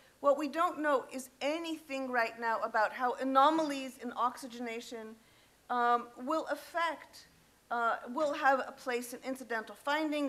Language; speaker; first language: English; native; English